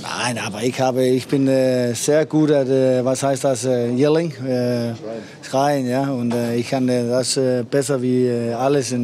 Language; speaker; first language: German; non-native, learner; Danish